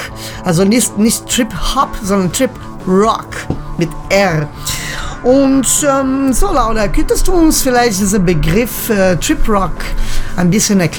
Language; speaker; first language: German; native; German